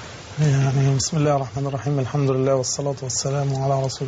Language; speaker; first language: Arabic; native; Arabic